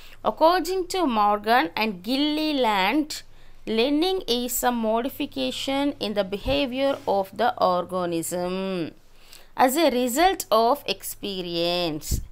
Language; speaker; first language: English; non-native, local second language; Telugu